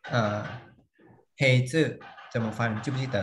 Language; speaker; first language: Chinese; non-native, fluent; Thai